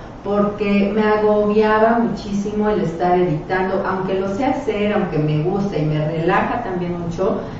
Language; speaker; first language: Spanish; native; Spanish